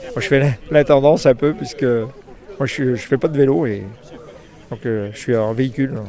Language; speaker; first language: French; native; French